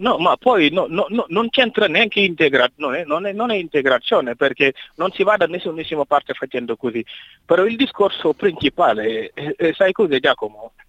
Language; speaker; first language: Italian; non-native, fluent; Wolof